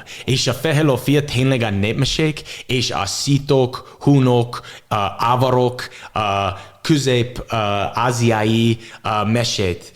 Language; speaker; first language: Hungarian; non-native, learner; English